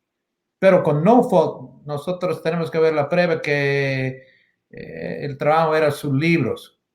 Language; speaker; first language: Spanish; non-native, learner; English